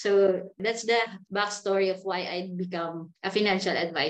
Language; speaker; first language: English; non-native, local second language; Cebuano